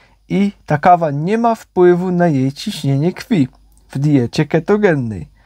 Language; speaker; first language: Polish; native; Polish